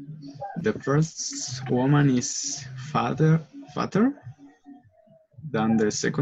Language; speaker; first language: English; non-native, learner; Spanish